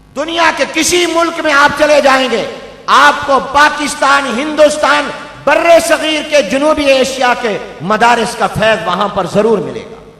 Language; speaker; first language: Urdu; non-native, local second language; Punjabi